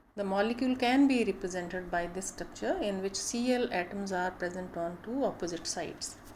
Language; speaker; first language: English; non-native, local second language; Punjabi